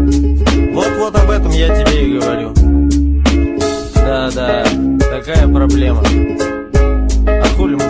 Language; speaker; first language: Russian; native; Russian